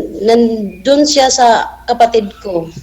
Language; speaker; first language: Filipino; non-native, local second language; Cebuano